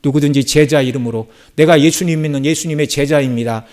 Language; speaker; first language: Korean; native; Korean